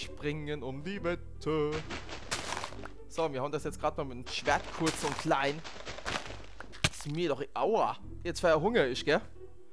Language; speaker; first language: German; native; German